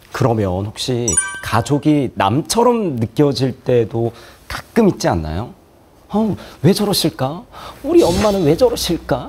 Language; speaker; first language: Korean; native; Korean